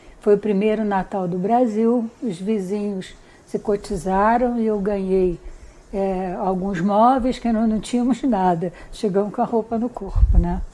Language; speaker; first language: Portuguese; early bilingual, other home language; Hungarian